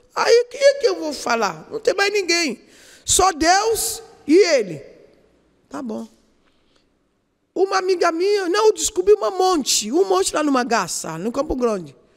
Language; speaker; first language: Portuguese; non-native, learner; Yoruba